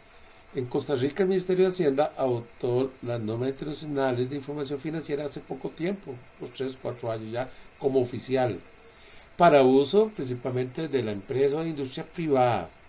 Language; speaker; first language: Spanish; native; Spanish